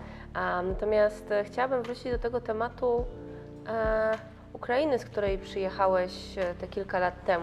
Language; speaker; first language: Polish; native; Polish